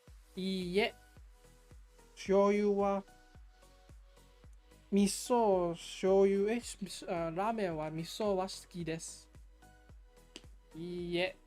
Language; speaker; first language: Japanese; non-native, learner; English